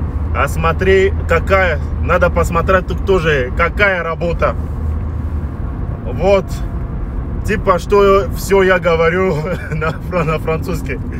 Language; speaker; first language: Russian; non-native, learner; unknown